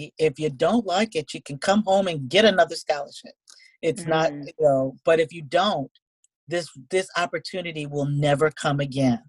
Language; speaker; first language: English; native; English